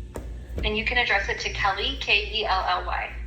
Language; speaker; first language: English; native; English